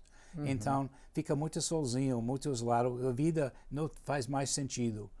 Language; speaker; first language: Portuguese; non-native, fluent; English